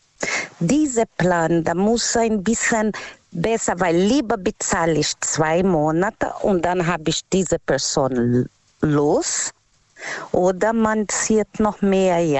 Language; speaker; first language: German; non-native, learner; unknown